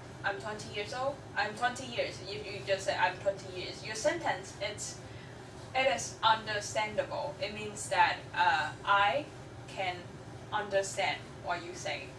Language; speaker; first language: English; non-native, fluent; Chinese